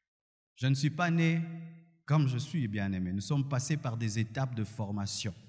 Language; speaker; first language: French; non-native, local second language; Lingala